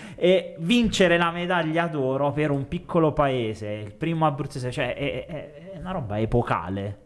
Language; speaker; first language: Italian; native; Italian